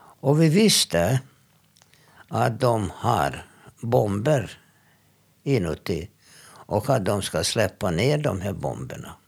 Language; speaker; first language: Swedish; non-native, fluent; Hungarian